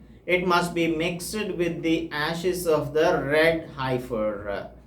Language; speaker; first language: English; non-native, local second language; Telugu